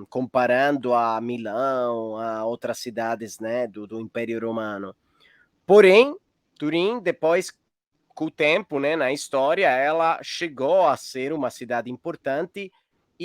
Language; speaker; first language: Portuguese; non-native, fluent; Italian